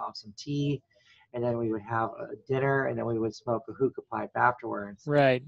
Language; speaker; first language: English; native; English